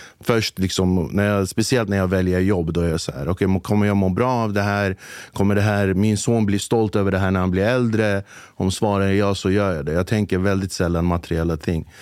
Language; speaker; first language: Swedish; early bilingual, other home language; Kurdish